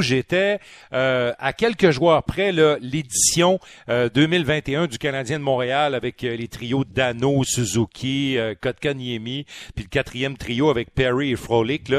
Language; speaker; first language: French; native; French